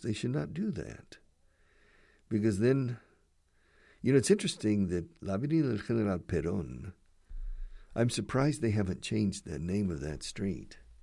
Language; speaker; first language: English; native; English